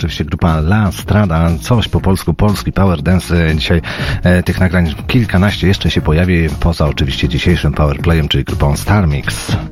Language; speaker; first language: Polish; native; Polish